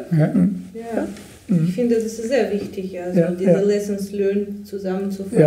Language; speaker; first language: German; non-native, fluent; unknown